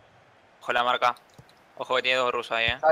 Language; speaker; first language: Spanish; native; Spanish